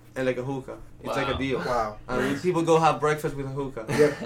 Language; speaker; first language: English; early bilingual, other home language; Italian